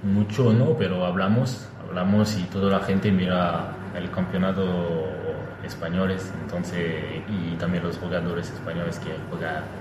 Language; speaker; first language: Spanish; non-native, learner; French